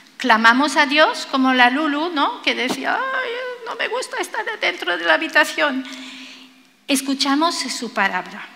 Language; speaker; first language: Spanish; non-native, fluent; French